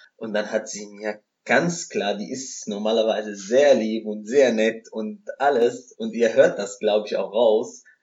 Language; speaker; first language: German; non-native, fluent; Arabic